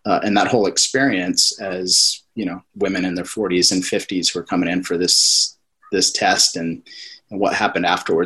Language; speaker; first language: English; native; English